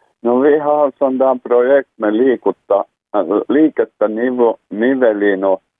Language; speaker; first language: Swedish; non-native, local second language; Finnish